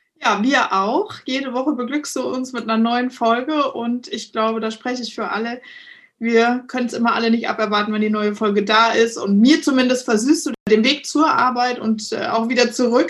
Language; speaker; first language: German; native; German